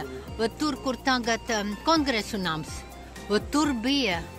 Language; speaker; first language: Latvian; non-native, local second language; Russian